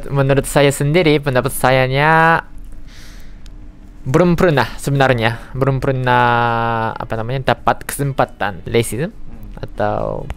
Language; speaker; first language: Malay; non-native, fluent; Japanese